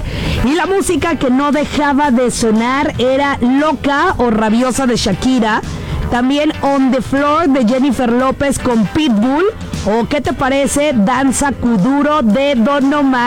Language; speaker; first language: Spanish; native; Spanish